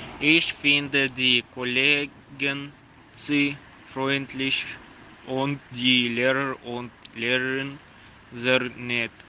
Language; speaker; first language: German; non-native, learner; Russian